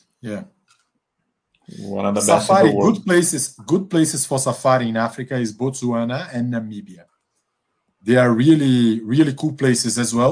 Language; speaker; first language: English; non-native, fluent; Portuguese